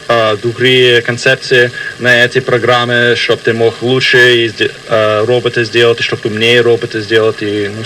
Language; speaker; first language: Russian; early bilingual, heritage; Russian